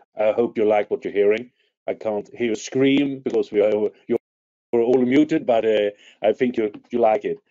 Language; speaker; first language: English; non-native, fluent; Swedish